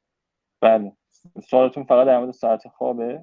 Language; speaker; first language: Persian; native; Persian